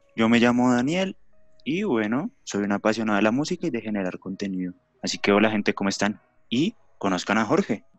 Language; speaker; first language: Spanish; native; Spanish